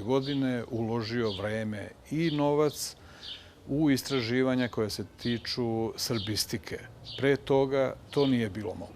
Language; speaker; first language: Bosnian; native; Bosnian